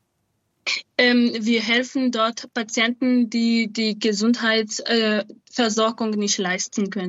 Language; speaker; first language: German; non-native, fluent; Malagasy